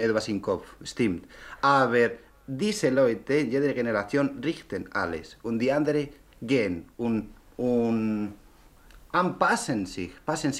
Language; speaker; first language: German; non-native, learner; Spanish